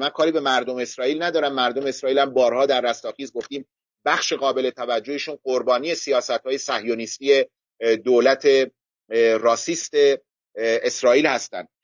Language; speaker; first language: Persian; non-native, local second language; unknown